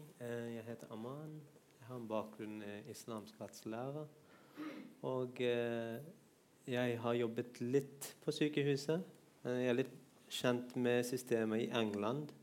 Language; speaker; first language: Norwegian; non-native, fluent; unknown